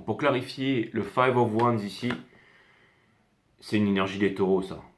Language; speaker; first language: French; native; French